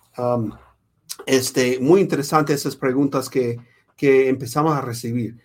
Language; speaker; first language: Spanish; non-native, fluent; English